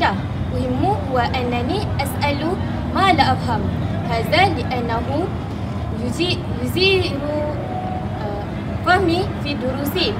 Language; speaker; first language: Arabic; non-native, learner; Malay